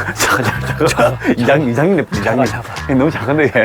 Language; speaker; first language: Korean; native; Korean